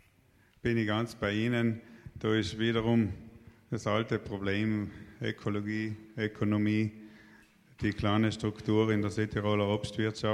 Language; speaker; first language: German; native; German